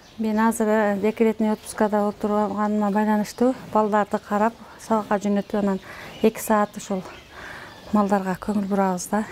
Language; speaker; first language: Kyrgyz; native; Kyrgyz